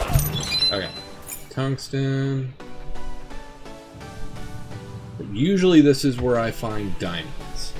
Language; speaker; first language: English; native; English